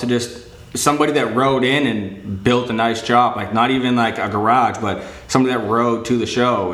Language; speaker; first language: English; native; English